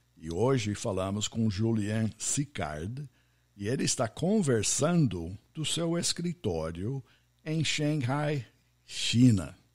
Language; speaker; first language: Portuguese; non-native, fluent; English